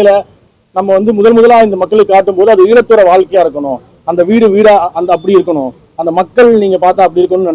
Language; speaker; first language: Tamil; native; Tamil